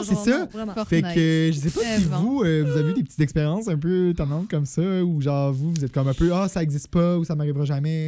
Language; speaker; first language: French; native; French